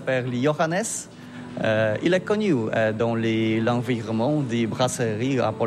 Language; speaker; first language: French; non-native, learner; Polish